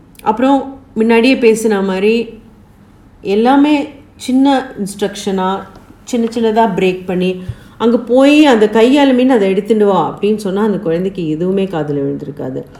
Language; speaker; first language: Tamil; native; Tamil